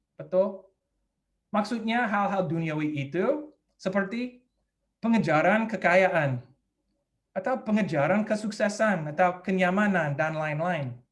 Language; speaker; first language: Indonesian; non-native, fluent; English